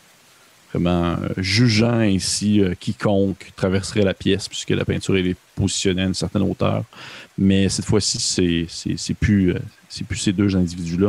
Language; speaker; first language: French; native; French